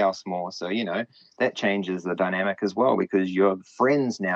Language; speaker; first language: English; native; English